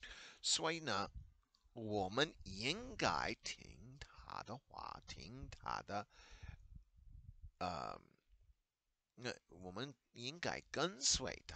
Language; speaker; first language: Cantonese; non-native, learner; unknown